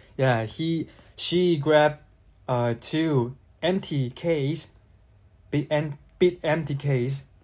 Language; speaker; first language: English; non-native, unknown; Chinese